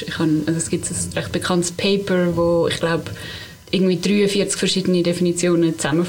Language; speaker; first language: German; native; German